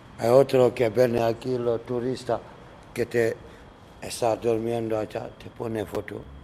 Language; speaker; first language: Spanish; non-native, learner; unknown